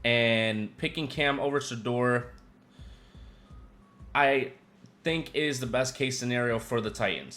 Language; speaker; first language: English; native; English